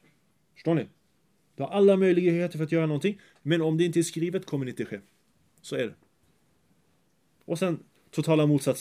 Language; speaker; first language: Swedish; early bilingual, other home language; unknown